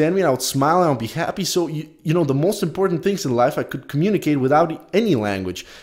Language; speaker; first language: English; non-native, fluent; Polish